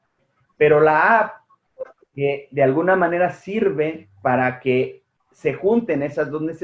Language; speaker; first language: Spanish; native; Spanish